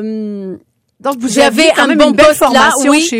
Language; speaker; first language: French; native; French